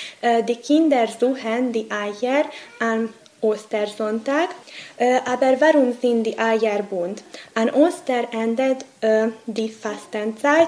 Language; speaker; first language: German; non-native, learner; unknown